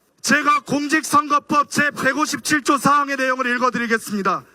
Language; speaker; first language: Korean; native; Korean